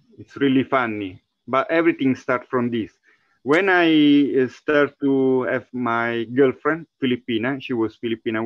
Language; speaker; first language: English; non-native, fluent; Italian